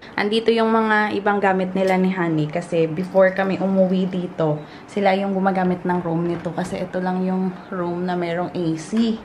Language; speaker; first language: Filipino; non-native, local second language; Hiligaynon